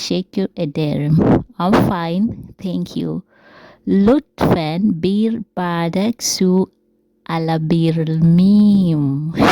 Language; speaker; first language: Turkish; non-native, learner; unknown